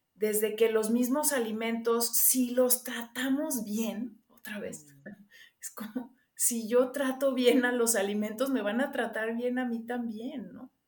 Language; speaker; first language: Spanish; non-native, local second language; English